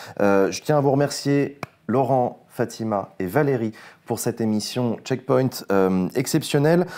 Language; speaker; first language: French; native; French